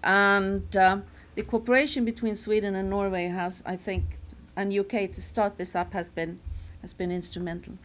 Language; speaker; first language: English; non-native, fluent; Swedish